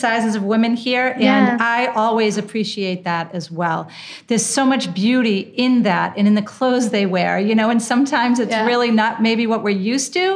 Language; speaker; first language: English; native; English